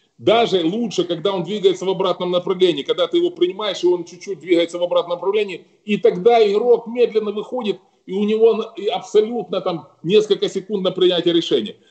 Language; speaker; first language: Russian; native; Russian